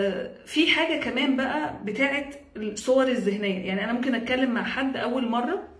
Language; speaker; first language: Arabic; native; Arabic